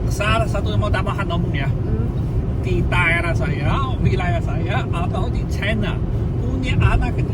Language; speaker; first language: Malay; non-native, fluent; Chinese